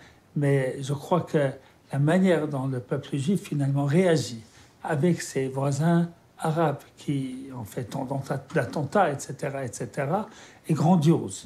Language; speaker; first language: French; native; French